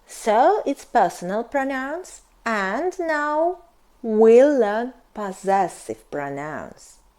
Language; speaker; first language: English; non-native, fluent; Russian